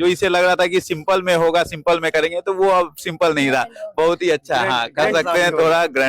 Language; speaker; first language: Hindi; native; Hindi